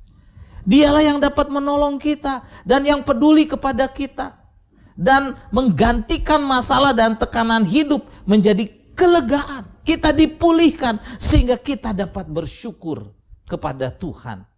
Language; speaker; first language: Indonesian; native; Indonesian